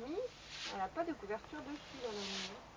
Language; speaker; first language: French; native; French